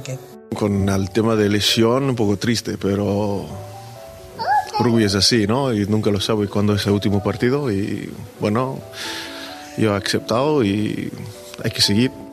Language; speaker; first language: Spanish; non-native, fluent; English